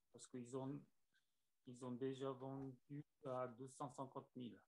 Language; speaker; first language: French; non-native, learner; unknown